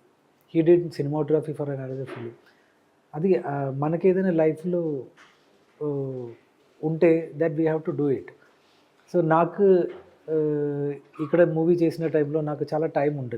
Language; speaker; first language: Telugu; non-native, learner; Malayalam